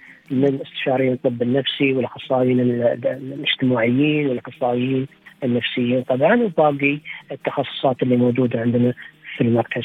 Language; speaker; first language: Arabic; native; Arabic